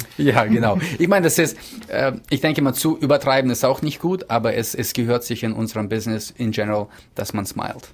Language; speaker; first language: German; early bilingual, heritage; German